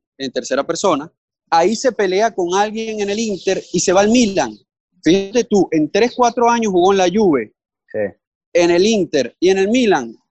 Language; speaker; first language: Spanish; native; Spanish